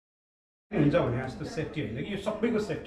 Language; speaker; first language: Nepali; native; Nepali